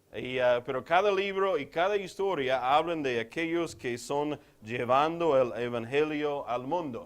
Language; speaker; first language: Spanish; non-native, fluent; English